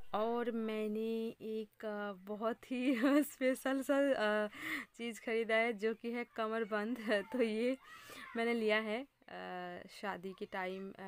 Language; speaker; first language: Hindi; non-native, local second language; Bangla